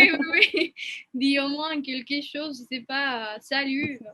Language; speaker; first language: French; non-native, fluent; Spanish